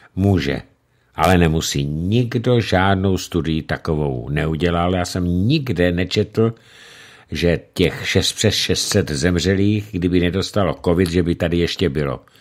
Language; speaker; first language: Czech; native; Czech